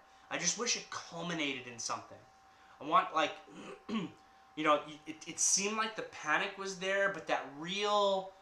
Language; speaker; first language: English; native; English